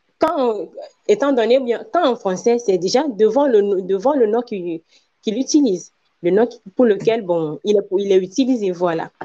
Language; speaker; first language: French; non-native, local second language; Ewe